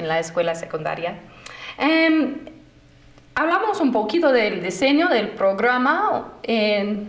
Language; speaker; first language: Spanish; non-native, fluent; English